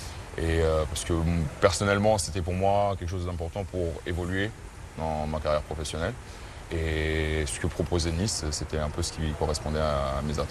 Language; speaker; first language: French; native; French